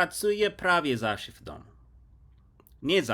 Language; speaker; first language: Polish; non-native, learner; English